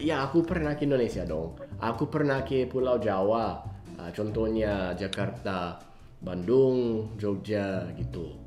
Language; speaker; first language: Indonesian; non-native, fluent; English